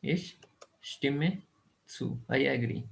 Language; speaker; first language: German; non-native, fluent; Urdu